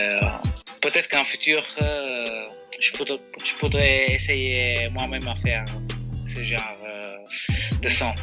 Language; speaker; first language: French; non-native, fluent; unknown